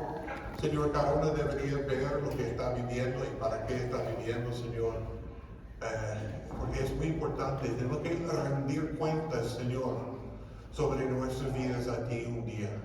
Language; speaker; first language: Spanish; non-native, fluent; English